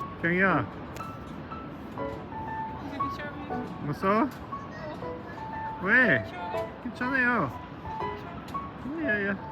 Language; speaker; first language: Korean; non-native, learner; English